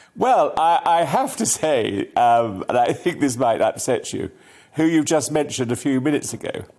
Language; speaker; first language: English; native; English